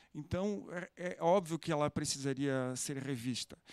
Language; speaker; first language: Portuguese; native; Portuguese